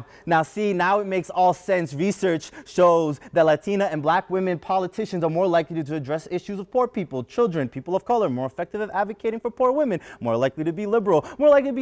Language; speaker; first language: English; early bilingual, other home language; Spanish